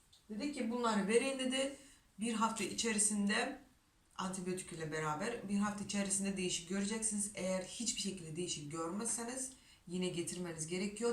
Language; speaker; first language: Turkish; non-native, fluent; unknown